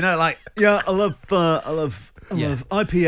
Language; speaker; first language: English; native; English